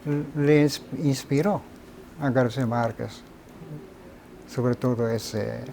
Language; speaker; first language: Spanish; non-native, fluent; Japanese